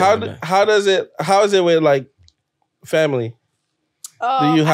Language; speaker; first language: English; native; English